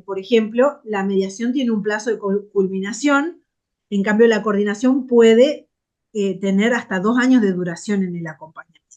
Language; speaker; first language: Spanish; native; Spanish